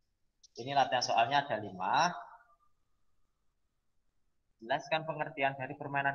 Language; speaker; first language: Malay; non-native, local second language; Javanese